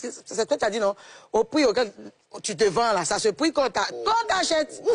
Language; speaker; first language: French; native; French